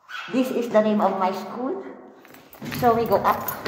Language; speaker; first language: English; non-native, local second language; Filipino